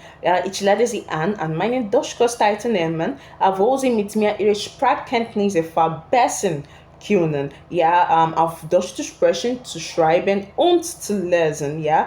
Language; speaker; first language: German; non-native, fluent; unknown